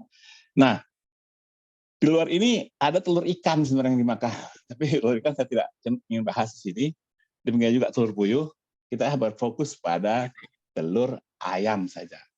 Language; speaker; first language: Malay; native; Malay